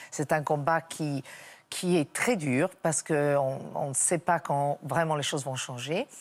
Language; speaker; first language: French; non-native, fluent; Italian